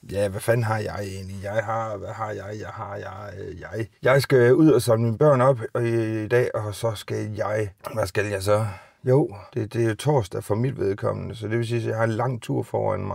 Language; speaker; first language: Danish; native; Danish